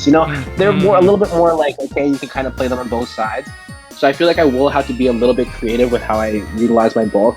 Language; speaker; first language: English; native; English